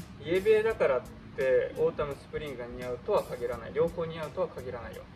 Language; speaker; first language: Japanese; native; Japanese